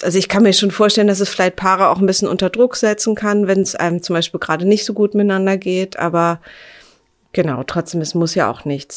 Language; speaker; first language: German; native; German